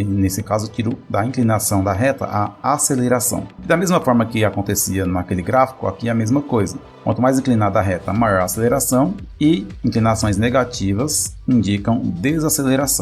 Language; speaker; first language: Portuguese; native; Portuguese